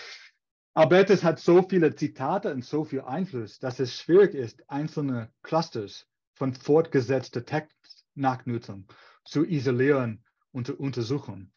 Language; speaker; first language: German; non-native, fluent; English